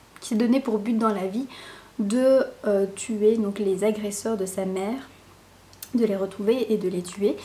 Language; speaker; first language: French; native; French